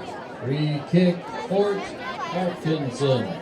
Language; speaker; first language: English; native; English